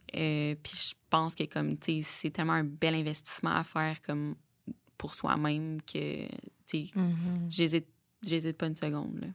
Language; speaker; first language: French; native; French